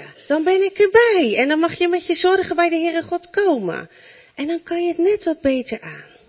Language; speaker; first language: Dutch; native; Dutch